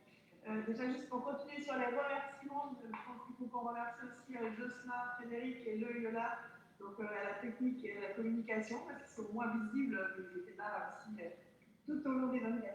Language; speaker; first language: French; native; French